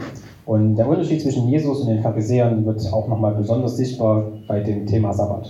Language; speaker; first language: German; native; German